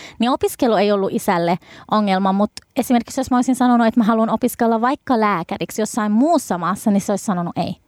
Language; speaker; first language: Finnish; early bilingual, other home language; Arabic